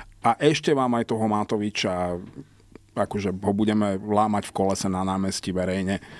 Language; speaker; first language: Slovak; non-native, local second language; Hungarian